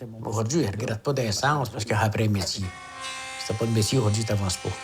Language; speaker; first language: French; native; French